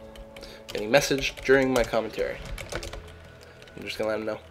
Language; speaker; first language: English; native; English